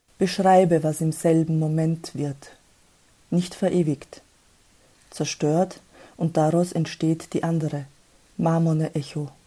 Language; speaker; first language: German; early bilingual, other home language; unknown